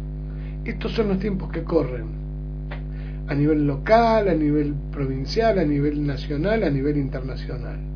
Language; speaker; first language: Spanish; native; Spanish